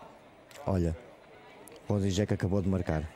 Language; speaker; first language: Portuguese; native; Portuguese